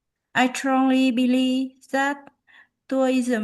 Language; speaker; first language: English; non-native, learner; Vietnamese